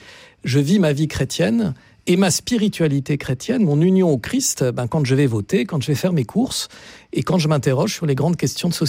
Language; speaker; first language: French; native; French